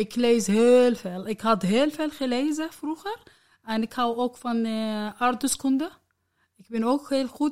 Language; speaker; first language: Dutch; non-native, learner; Arabic